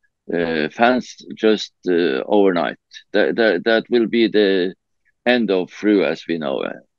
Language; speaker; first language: English; non-native, learner; Norwegian